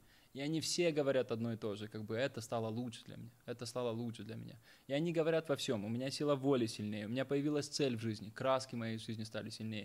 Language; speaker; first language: Russian; native; Russian